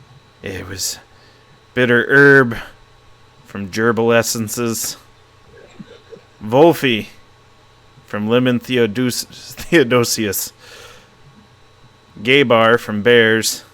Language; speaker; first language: English; native; English